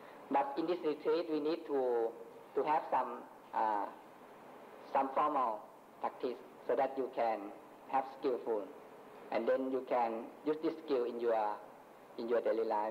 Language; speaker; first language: English; non-native, fluent; Thai